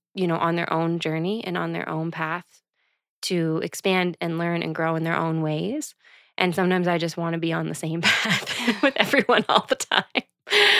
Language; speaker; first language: English; native; English